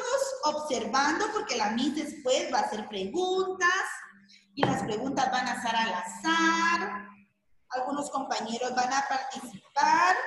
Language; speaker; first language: Spanish; native; Spanish